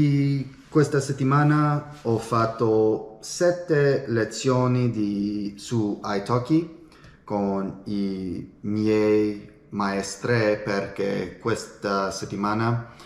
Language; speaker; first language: Italian; non-native, learner; English